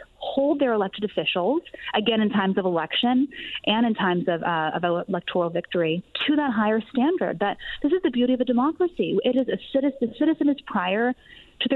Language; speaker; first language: English; native; English